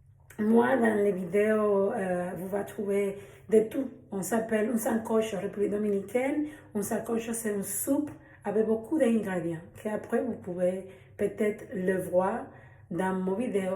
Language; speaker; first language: French; non-native, learner; Spanish